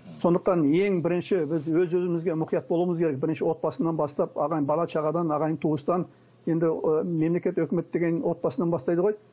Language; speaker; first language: Kazakh; early bilingual, heritage; Kazakh